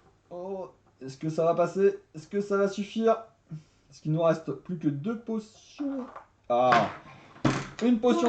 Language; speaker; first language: French; native; French